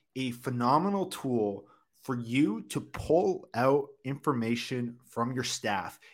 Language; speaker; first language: English; native; English